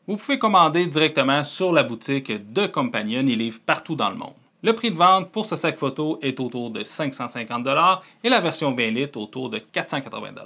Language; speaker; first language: French; native; French